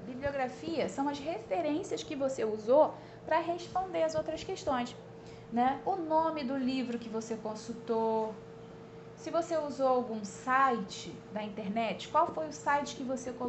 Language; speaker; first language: Portuguese; native; Portuguese